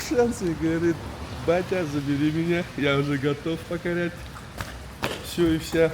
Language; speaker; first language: Russian; native; Russian